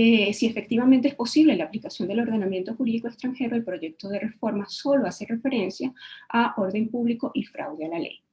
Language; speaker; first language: Spanish; native; Spanish